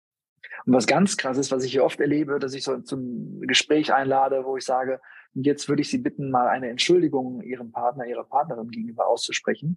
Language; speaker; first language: German; native; German